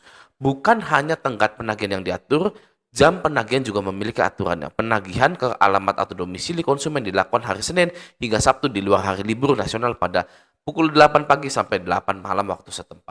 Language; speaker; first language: Indonesian; native; Indonesian